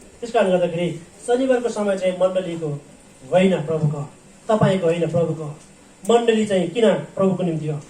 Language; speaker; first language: Nepali; non-native, local second language; Eastern Tamang